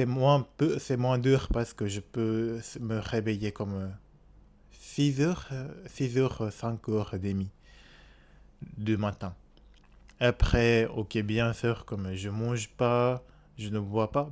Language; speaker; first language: French; non-native, learner; Japanese